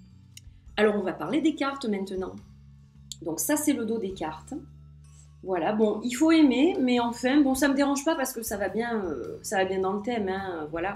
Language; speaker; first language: French; native; French